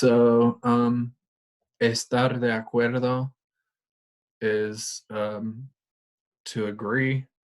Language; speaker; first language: Spanish; non-native, fluent; English